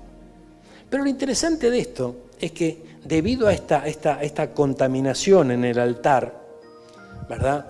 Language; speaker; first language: Spanish; native; Spanish